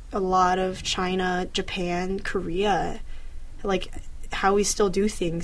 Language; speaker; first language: English; early bilingual, other home language; Chinese